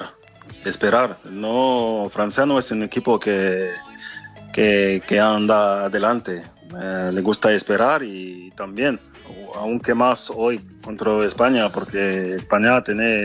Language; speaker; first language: Spanish; non-native, fluent; French